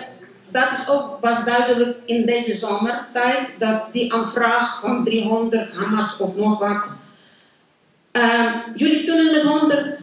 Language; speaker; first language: Dutch; non-native, learner; Ukrainian